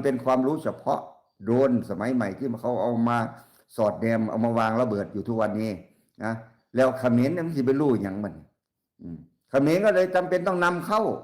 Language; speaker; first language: Thai; non-native, local second language; Lao